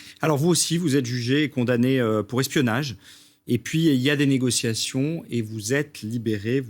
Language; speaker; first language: French; native; French